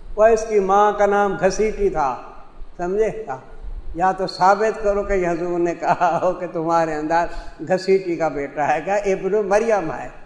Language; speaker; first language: Urdu; non-native, local second language; Punjabi